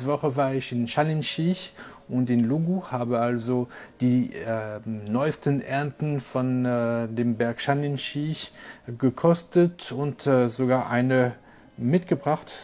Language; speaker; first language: German; non-native, local second language; French